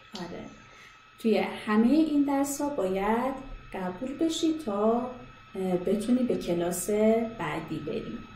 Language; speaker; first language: Persian; native; Persian